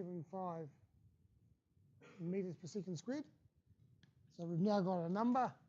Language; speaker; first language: English; native; English